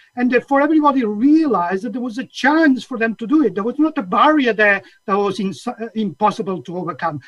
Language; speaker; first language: English; non-native, fluent; Catalan